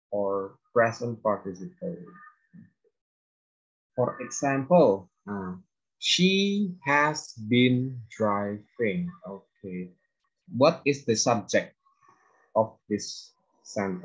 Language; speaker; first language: English; non-native, fluent; Indonesian